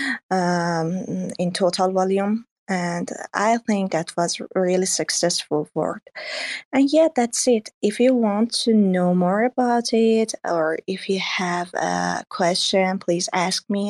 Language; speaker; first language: English; non-native, fluent; Persian